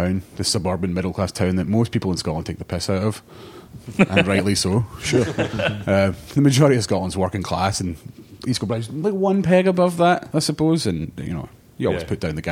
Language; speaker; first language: English; native; English